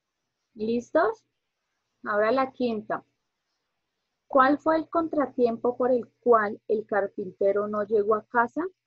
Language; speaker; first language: Spanish; native; Spanish